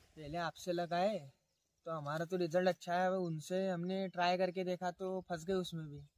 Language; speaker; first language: Hindi; non-native, local second language; Marathi